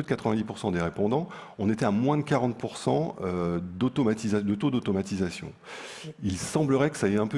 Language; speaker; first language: French; native; French